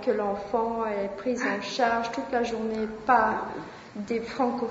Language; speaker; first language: French; non-native, fluent; Swedish